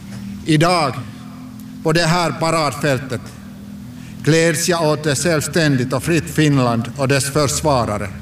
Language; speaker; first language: Swedish; non-native, local second language; Finnish